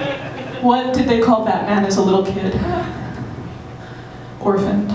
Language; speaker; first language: English; native; English